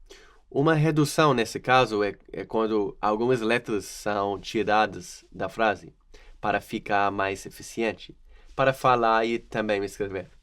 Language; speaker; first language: Portuguese; non-native, fluent; English